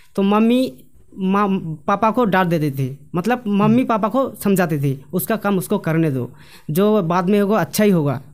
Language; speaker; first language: Hindi; non-native, local second language; Bangla